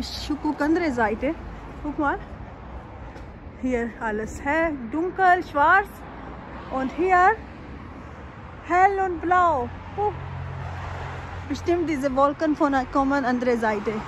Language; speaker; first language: German; non-native, learner; Urdu